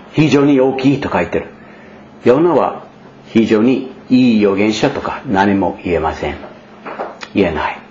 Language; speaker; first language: Japanese; non-native, fluent; English